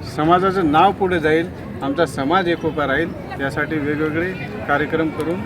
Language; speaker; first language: Marathi; non-native, local second language; Lambadi